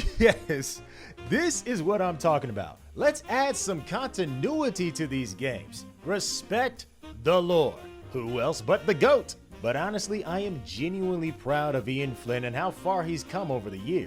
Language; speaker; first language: English; native; English